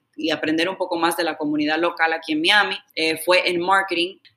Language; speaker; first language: Spanish; early bilingual, heritage; Spanish